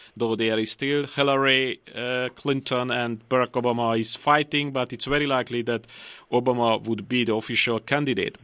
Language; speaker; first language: English; non-native, fluent; Hungarian